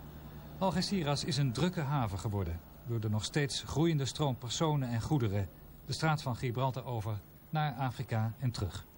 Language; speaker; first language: Dutch; native; Dutch